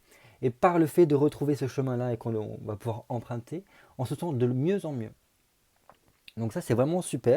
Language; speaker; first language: French; native; French